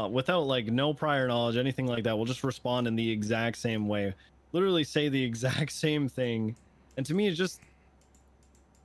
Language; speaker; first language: English; native; English